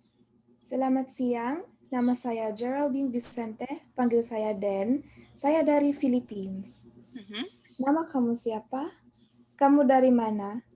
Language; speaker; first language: Indonesian; non-native, learner; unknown